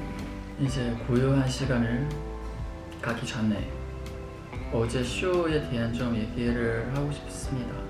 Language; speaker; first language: Korean; non-native, fluent; Chinese